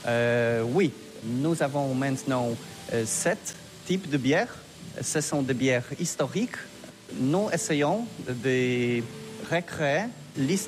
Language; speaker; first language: French; non-native, learner; Polish